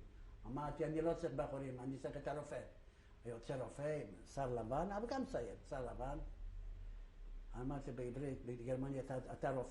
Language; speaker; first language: Hebrew; non-native, fluent; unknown